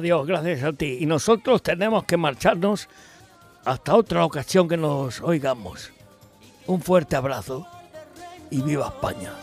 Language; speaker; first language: Spanish; native; Spanish